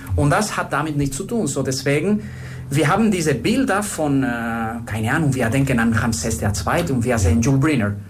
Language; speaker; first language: German; non-native, fluent; Spanish